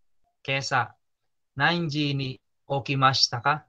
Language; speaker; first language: Japanese; non-native, fluent; Filipino